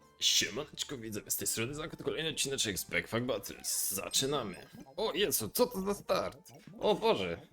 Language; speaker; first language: Polish; native; Polish